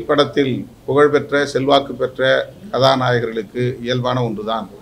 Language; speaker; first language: Tamil; native; Tamil